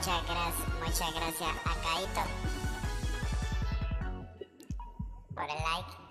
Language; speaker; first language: Spanish; native; Spanish